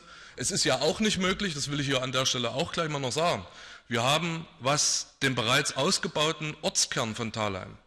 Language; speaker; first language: German; native; German